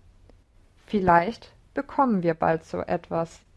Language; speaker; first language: German; non-native, learner; English